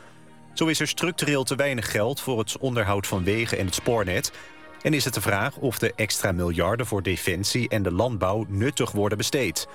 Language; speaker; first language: Dutch; native; Dutch